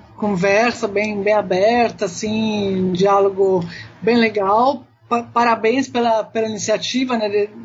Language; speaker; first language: Portuguese; non-native, fluent; Italian